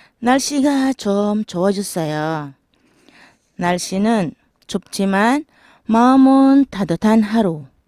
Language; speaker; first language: Korean; non-native, learner; Filipino